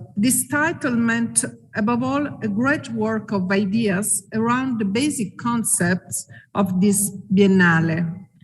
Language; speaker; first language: English; non-native, fluent; Italian